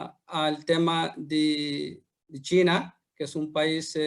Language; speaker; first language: Spanish; non-native, fluent; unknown